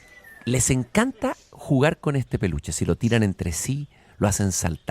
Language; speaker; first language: Spanish; native; Spanish